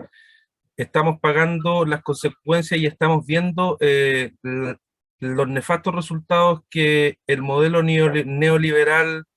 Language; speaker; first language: Spanish; native; Spanish